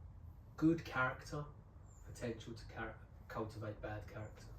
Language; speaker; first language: English; native; English